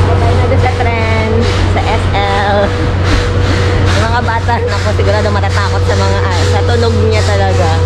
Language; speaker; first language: Filipino; native; Filipino